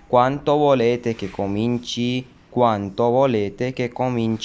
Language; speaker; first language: Italian; non-native, learner; Urdu